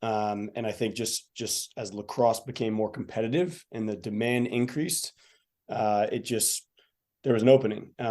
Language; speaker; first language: English; native; English